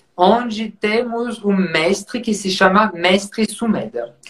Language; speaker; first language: Portuguese; non-native, fluent; French